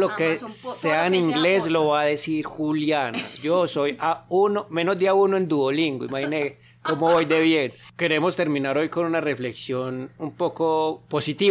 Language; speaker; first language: Spanish; native; Spanish